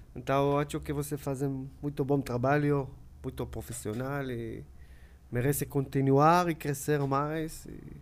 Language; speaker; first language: Portuguese; non-native, learner; Hebrew